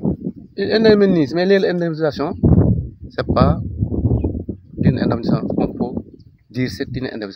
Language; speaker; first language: French; non-native, local second language; Wolof